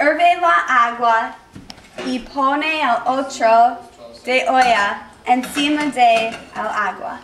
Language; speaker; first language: Spanish; non-native, learner; English